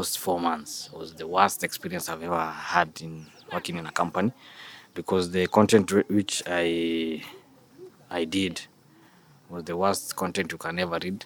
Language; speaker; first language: English; non-native, local second language; Swahili